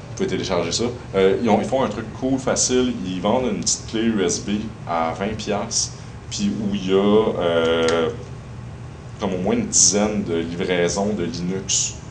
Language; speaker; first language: French; native; French